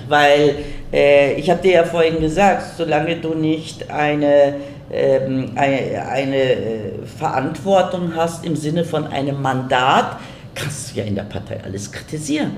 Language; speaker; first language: German; early bilingual, other home language; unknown